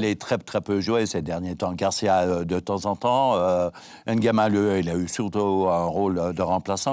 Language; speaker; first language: French; native; French